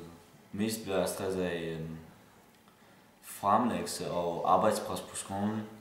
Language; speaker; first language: Danish; early bilingual, other home language; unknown